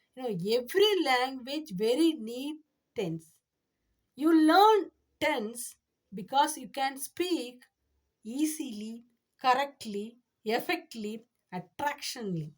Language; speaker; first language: English; non-native, learner; Tamil